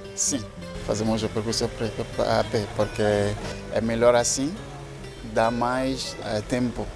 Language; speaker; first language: Portuguese; non-native, learner; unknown